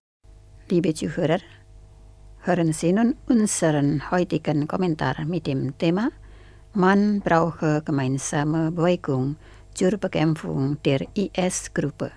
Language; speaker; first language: German; non-native, fluent; Indonesian